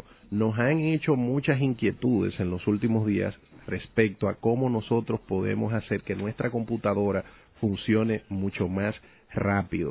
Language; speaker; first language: Spanish; native; Spanish